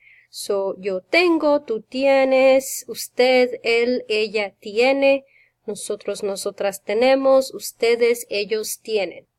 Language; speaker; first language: Spanish; non-native, fluent; English